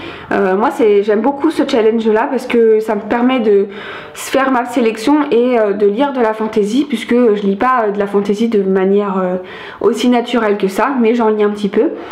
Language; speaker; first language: French; native; French